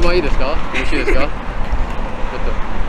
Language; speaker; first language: Japanese; non-native, learner; Khmer